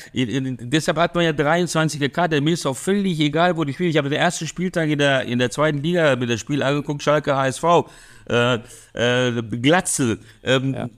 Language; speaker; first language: German; early bilingual, other home language; Hungarian